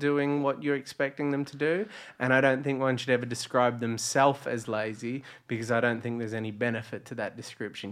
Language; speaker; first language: English; native; English